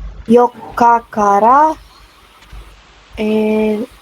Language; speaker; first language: Japanese; non-native, learner; Indonesian